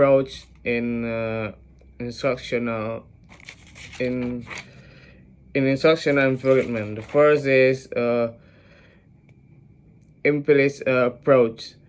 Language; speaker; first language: English; non-native, learner; Indonesian